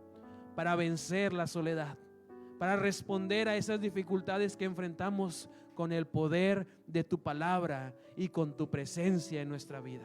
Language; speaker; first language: Spanish; native; Spanish